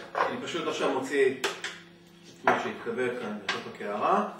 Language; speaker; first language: Hebrew; native; Hebrew